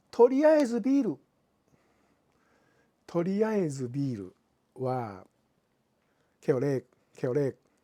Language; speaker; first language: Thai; non-native, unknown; Japanese